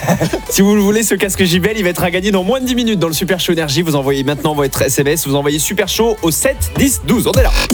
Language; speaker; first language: French; native; French